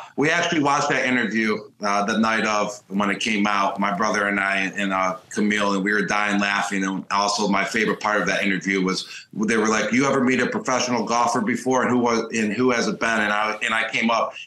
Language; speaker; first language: English; native; English